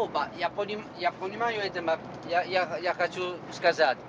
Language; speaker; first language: Russian; non-native, learner; Italian